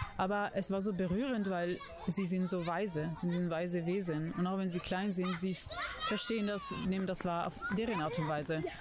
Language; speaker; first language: German; non-native, fluent; Italian